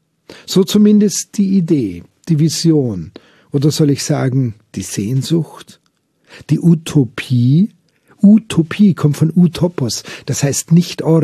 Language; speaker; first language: German; native; German